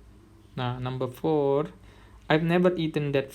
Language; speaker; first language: English; non-native, fluent; Indonesian